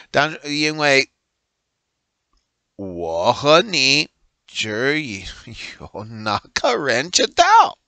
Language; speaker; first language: Chinese; non-native, learner; English